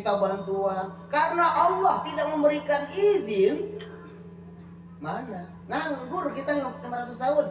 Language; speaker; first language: Indonesian; native; Indonesian